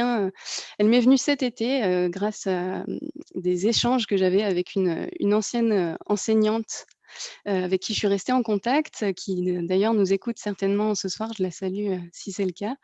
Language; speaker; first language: French; native; French